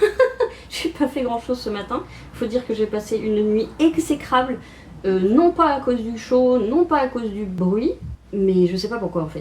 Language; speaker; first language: French; native; French